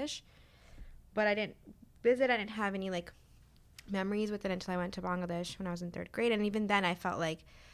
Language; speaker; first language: English; native; English